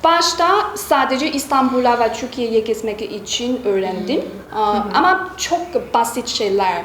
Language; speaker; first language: Turkish; non-native, learner; Chinese